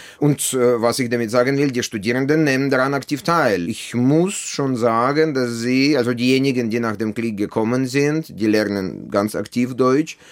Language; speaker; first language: German; non-native, fluent; Ukrainian